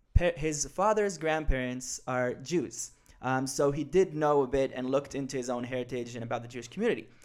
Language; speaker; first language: English; early bilingual, other home language; Hebrew